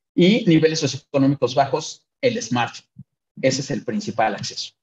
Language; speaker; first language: Spanish; native; Spanish